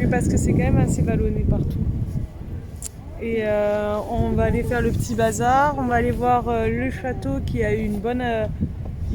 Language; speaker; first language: French; native; French